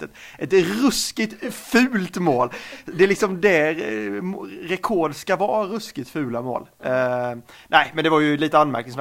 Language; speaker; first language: Swedish; native; Swedish